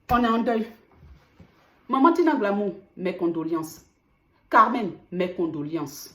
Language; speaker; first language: French; native; French